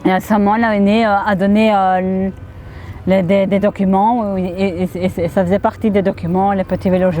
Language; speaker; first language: French; native; French